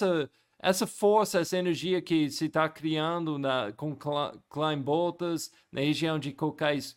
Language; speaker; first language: Portuguese; non-native, fluent; English